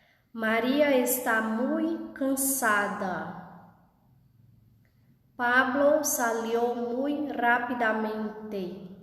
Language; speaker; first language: Spanish; non-native, fluent; Portuguese